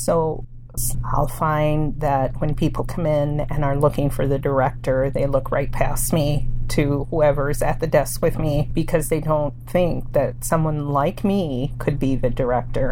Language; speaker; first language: English; early bilingual, other home language; Spanish